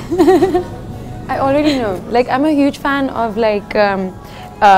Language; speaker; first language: English; native; English